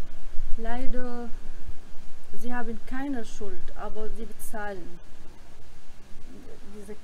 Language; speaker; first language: German; non-native, learner; Arabic